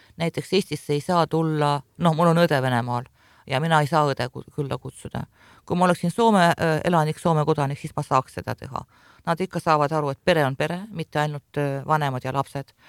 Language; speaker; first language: Estonian; non-native, local second language; Russian